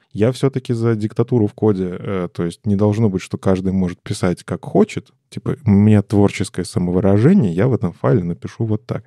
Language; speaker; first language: Russian; native; Russian